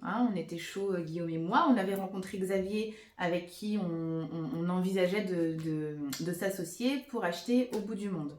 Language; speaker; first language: French; native; French